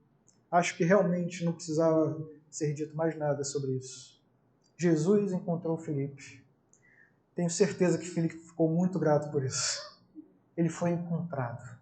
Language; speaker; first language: Portuguese; native; Portuguese